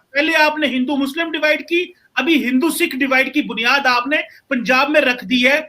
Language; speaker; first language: Urdu; non-native, local second language; Punjabi